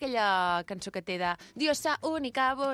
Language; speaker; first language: Catalan; native; Catalan